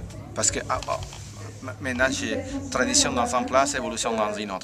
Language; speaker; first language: French; non-native, learner; Spanish